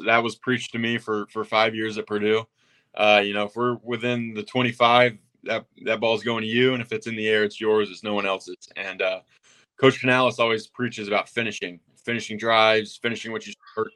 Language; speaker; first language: English; native; English